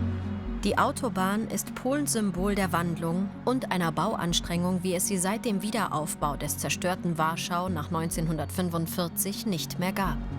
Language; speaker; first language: German; native; German